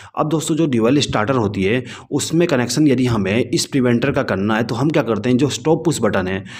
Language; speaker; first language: Hindi; native; Hindi